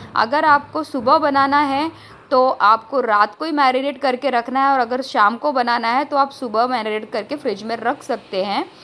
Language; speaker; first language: Hindi; non-native, local second language; Marathi